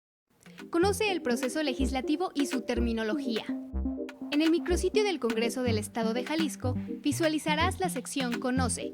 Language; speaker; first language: Spanish; native; Spanish